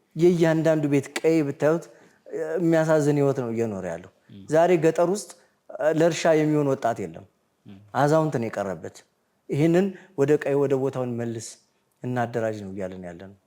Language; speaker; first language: Amharic; native; Amharic